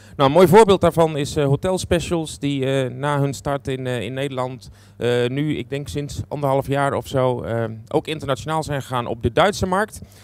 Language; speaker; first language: Dutch; native; Dutch